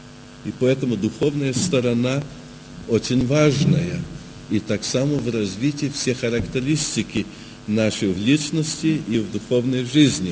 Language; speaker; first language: Russian; early bilingual, heritage; Russian